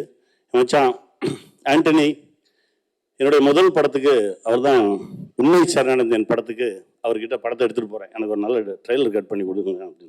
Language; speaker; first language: Tamil; native; Tamil